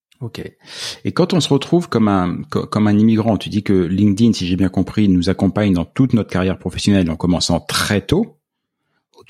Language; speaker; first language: French; native; French